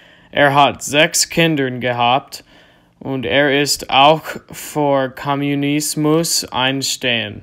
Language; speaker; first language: German; non-native, learner; English